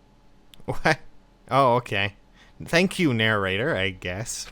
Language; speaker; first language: English; native; English